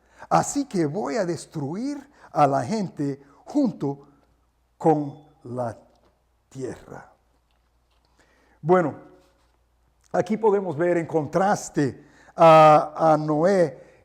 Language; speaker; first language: Spanish; non-native, fluent; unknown